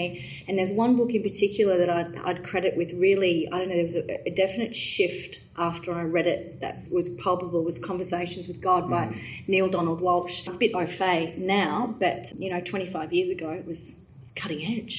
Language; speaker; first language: English; native; English